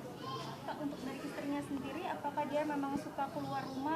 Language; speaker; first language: Indonesian; native; Indonesian